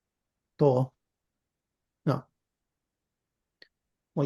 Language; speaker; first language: Japanese; non-native, learner; English